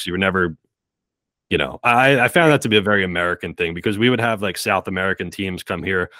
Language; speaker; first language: English; native; English